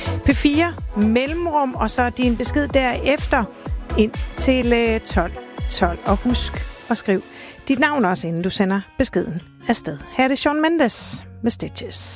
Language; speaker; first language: Danish; native; Danish